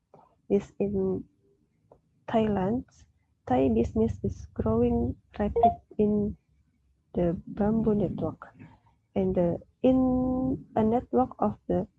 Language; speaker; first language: English; non-native, learner; Indonesian